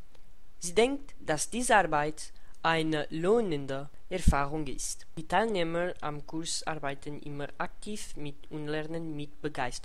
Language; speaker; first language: German; non-native, learner; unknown